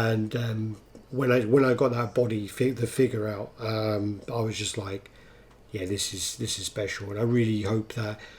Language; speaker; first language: English; native; English